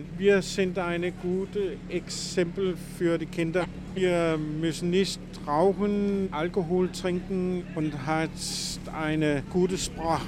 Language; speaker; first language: German; non-native, learner; Danish